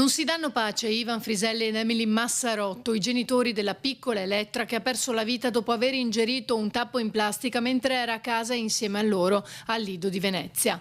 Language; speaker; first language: Italian; native; Italian